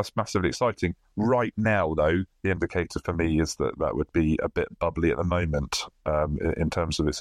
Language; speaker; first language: English; native; English